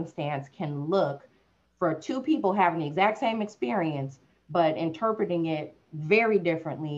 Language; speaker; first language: English; native; English